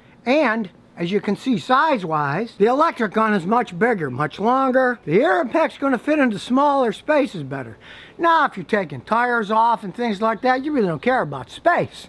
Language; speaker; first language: English; native; English